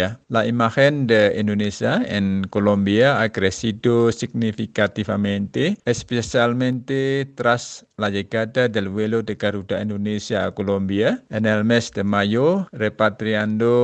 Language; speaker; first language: Spanish; non-native, fluent; Indonesian